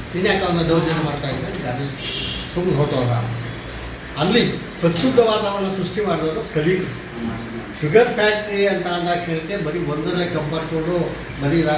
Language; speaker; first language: Kannada; native; Kannada